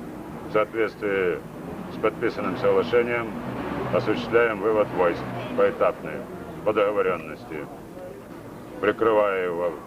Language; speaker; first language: Russian; native; Russian